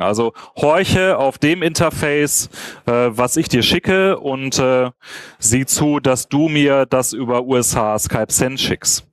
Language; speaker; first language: German; native; German